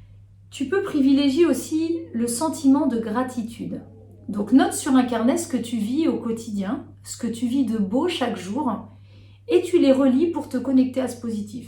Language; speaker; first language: French; native; French